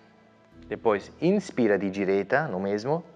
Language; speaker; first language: Portuguese; non-native, learner; German